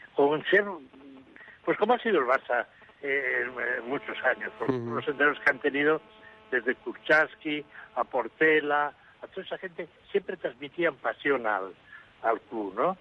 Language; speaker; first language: Spanish; native; Spanish